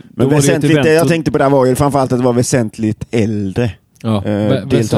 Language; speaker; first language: Swedish; native; Swedish